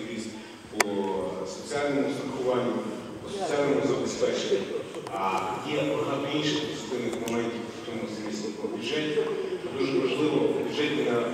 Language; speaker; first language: Ukrainian; native; Ukrainian